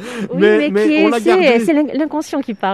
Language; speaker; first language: French; native; French